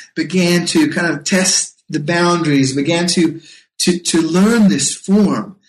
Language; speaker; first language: English; native; English